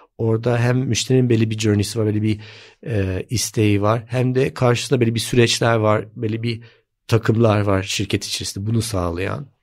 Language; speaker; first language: Turkish; early bilingual, heritage; Turkish